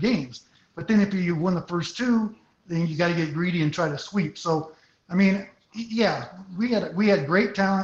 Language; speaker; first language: English; native; English